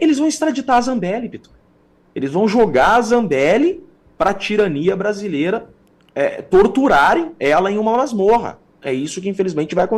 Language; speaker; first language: Portuguese; native; Portuguese